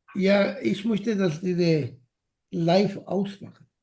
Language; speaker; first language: German; non-native, learner; Hindi